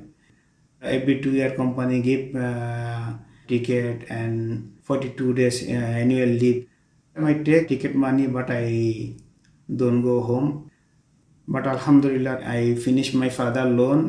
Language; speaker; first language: English; non-native, learner; Bangla